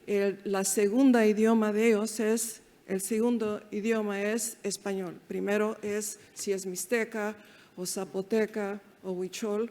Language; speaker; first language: Spanish; early bilingual, heritage; Spanish